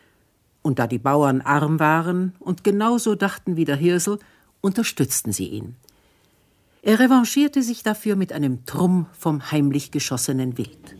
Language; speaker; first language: German; native; German